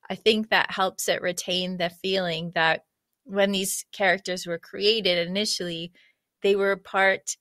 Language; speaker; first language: English; native; English